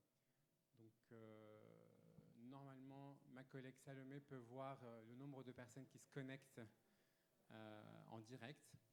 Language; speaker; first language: French; native; French